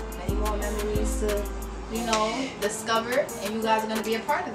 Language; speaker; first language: English; native; English